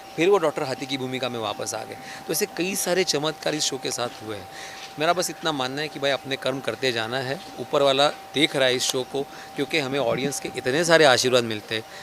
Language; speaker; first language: Hindi; non-native, local second language; Marathi